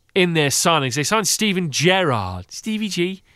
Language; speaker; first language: English; native; English